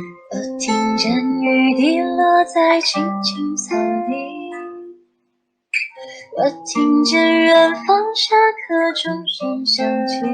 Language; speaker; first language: Chinese; non-native, fluent; Khmer